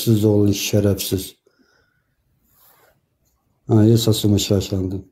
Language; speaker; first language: German; non-native, fluent; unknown